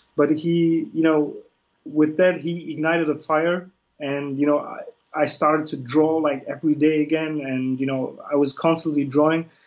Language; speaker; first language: English; early bilingual, other home language; Kurdish